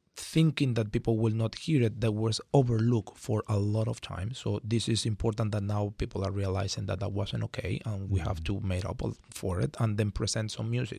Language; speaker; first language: English; non-native, fluent; Spanish